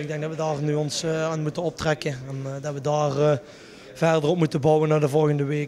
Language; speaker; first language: Dutch; native; Dutch